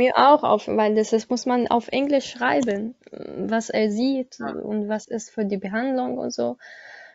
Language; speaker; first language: German; non-native, learner; Arabic